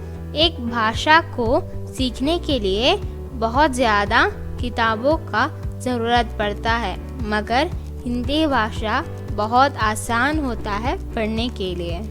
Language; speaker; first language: Hindi; non-native, local second language; Malayalam